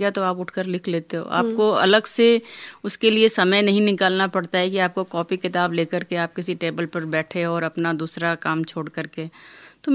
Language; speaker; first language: Hindi; native; Hindi